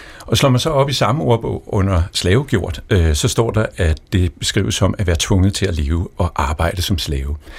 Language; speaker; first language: Danish; native; Danish